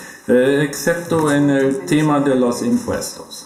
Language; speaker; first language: Spanish; non-native, learner; German